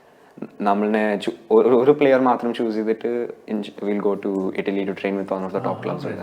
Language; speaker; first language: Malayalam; early bilingual, heritage; Malayalam